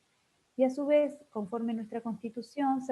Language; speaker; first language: Spanish; native; Spanish